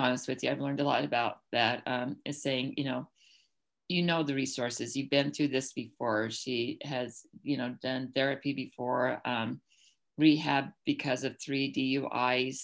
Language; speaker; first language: English; native; English